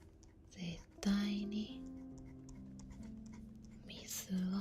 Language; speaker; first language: Japanese; non-native, learner; Spanish